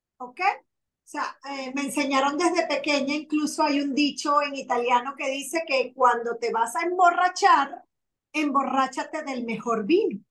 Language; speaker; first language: Spanish; native; Spanish